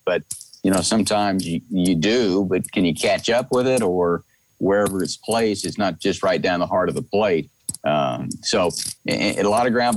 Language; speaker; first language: English; native; English